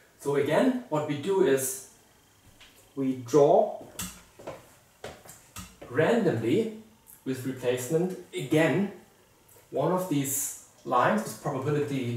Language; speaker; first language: English; non-native, fluent; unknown